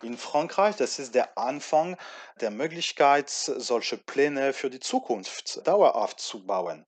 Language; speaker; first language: German; non-native, fluent; French